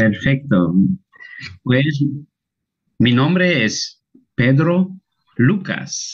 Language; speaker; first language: Spanish; non-native, local second language; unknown